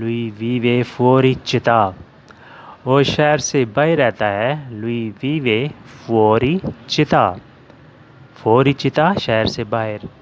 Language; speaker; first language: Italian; non-native, learner; Urdu